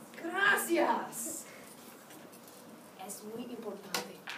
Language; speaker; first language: Spanish; non-native, fluent; English